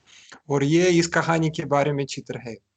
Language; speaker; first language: Hindi; non-native, learner; Russian